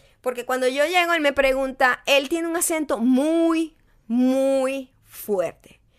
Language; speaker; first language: Spanish; native; Spanish